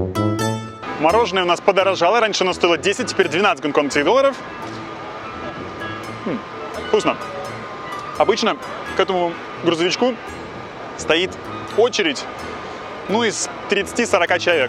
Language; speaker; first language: Russian; native; Russian